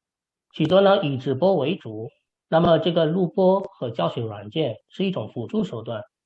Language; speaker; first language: Chinese; native; Chinese